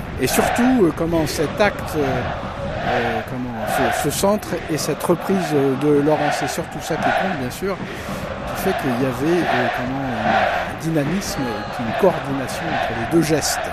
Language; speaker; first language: French; native; French